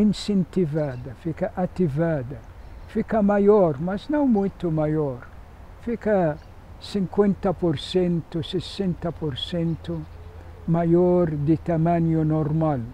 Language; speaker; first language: Portuguese; non-native, fluent; Arabic